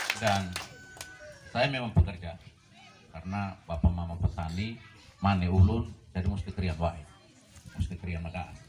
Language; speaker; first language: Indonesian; non-native, local second language; Tetum